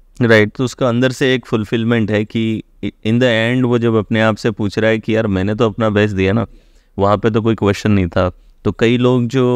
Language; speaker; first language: Hindi; native; Hindi